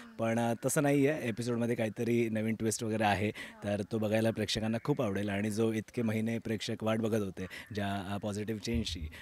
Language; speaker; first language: Marathi; native; Marathi